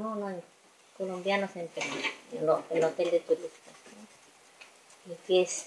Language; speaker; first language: Spanish; non-native, learner; Portuguese